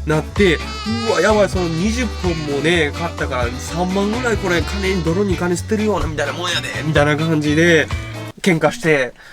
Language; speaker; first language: Japanese; native; Japanese